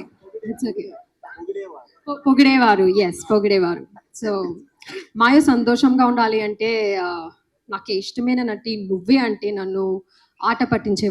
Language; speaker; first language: Telugu; non-native, learner; Malayalam